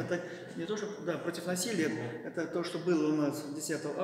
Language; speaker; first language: Russian; native; Russian